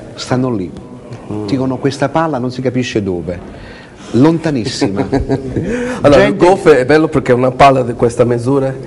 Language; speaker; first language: Italian; non-native, learner; Portuguese